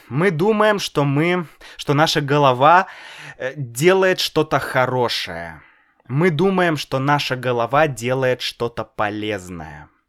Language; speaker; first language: Russian; native; Russian